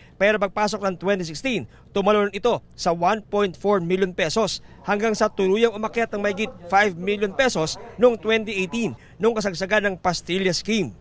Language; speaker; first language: Filipino; native; Filipino